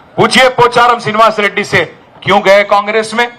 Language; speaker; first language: Hindi; non-native, local second language; Telugu